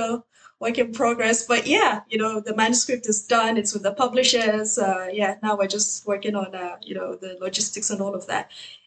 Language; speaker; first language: English; non-native, local second language; Hausa